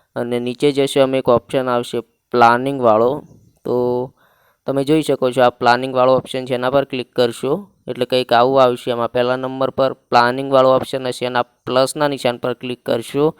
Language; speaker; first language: Gujarati; native; Gujarati